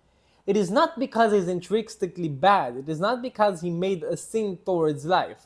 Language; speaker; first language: English; non-native, fluent; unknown